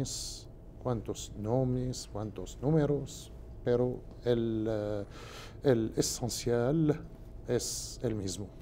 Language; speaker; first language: Spanish; non-native, learner; Arabic